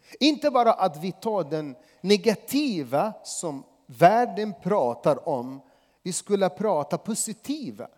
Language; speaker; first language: Swedish; non-native, fluent; Arabic